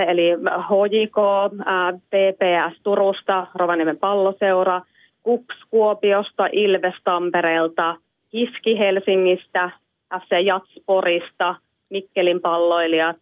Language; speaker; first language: Finnish; native; Finnish